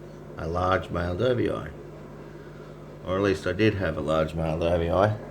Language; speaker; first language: English; native; English